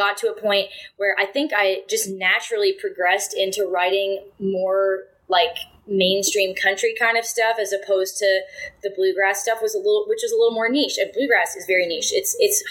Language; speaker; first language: English; native; English